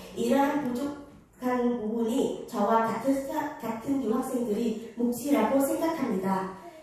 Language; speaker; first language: Korean; non-native, fluent; Vietnamese